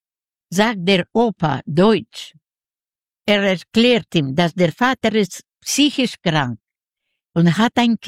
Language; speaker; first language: German; non-native, learner; Yiddish